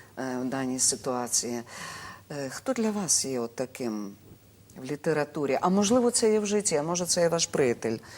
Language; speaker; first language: Ukrainian; native; Ukrainian